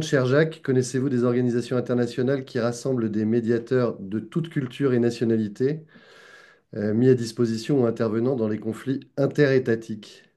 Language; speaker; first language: French; native; French